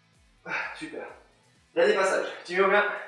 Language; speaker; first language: French; native; French